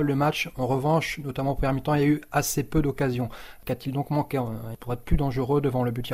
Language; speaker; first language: French; native; French